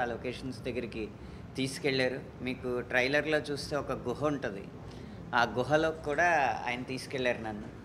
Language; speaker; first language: Telugu; native; Telugu